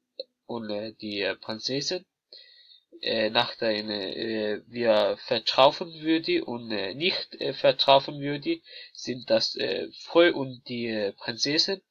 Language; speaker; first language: German; non-native, learner; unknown